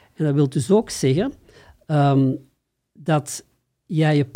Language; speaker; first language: Dutch; native; Dutch